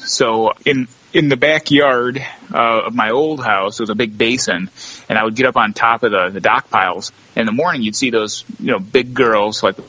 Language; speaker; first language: English; native; English